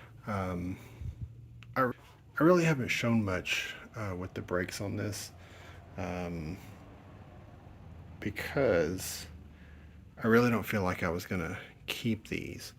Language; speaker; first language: English; native; English